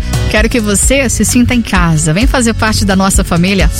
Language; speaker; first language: Portuguese; native; Portuguese